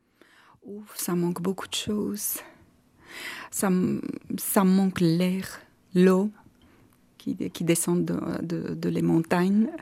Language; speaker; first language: French; non-native, fluent; Armenian